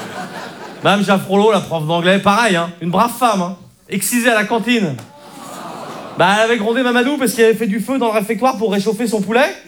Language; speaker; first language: French; native; French